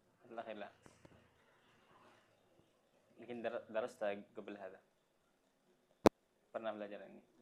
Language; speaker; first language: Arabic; non-native, fluent; Indonesian